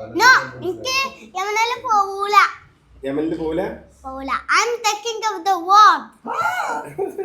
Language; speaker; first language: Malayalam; early bilingual, other home language; Arabic